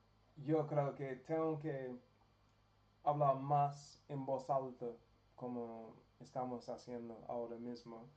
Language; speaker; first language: Spanish; non-native, learner; English